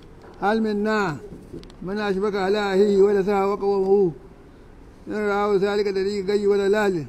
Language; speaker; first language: Arabic; non-native, fluent; Hausa